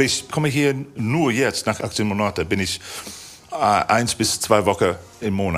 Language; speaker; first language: German; non-native, fluent; English